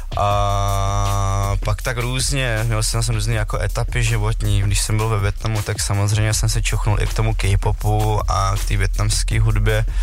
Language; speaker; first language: Czech; early bilingual, other home language; Vietnamese